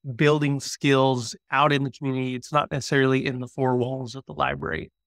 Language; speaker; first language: English; native; English